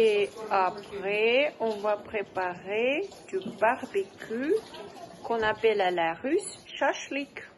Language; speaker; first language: French; non-native, fluent; Russian